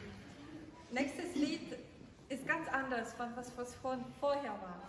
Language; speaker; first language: German; non-native, fluent; Ukrainian